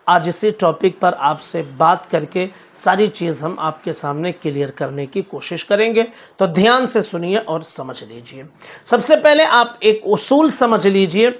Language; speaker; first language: Urdu; native; Urdu